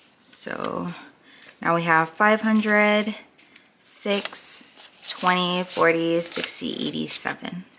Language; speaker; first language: English; native; English